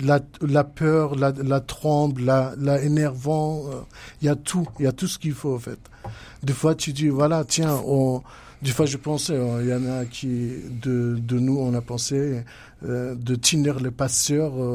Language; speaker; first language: French; non-native, learner; Kurdish